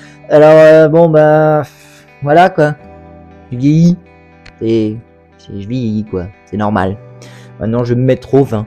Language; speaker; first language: French; native; French